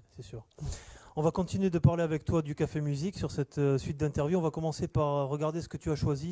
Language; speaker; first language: French; native; French